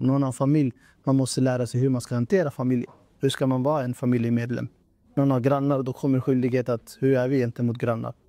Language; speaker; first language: Swedish; non-native, fluent; Urdu